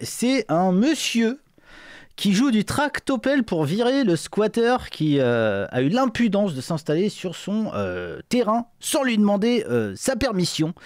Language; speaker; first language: French; native; French